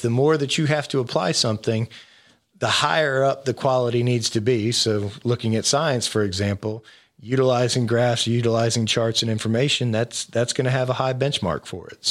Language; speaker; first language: English; native; English